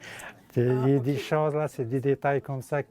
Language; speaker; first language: French; non-native, local second language; Arabic